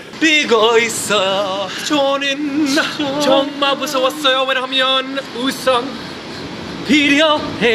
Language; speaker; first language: Korean; non-native, learner; English